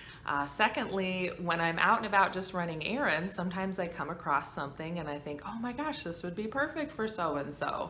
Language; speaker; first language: English; native; English